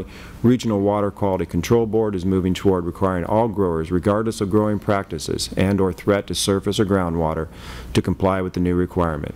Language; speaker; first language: English; native; English